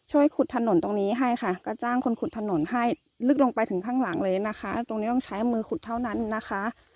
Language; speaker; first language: Thai; non-native, local second language; S'gaw Karen